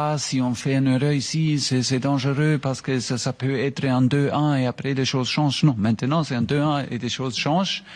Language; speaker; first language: French; non-native, fluent; German